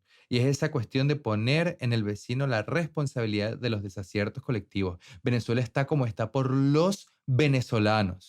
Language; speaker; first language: Spanish; native; Spanish